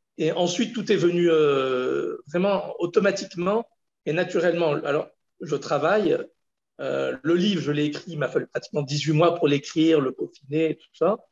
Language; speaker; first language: French; native; French